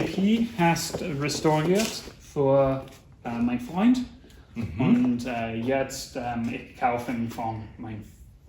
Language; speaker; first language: German; non-native, learner; English